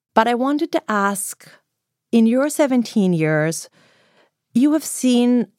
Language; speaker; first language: English; non-native, fluent; Greek